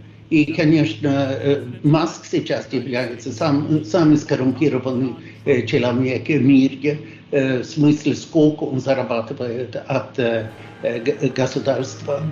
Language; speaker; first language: Russian; non-native, fluent; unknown